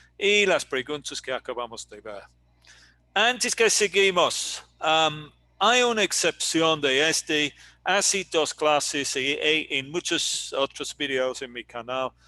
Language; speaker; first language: Spanish; non-native, fluent; English